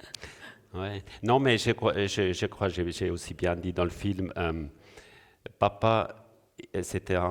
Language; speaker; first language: French; non-native, local second language; German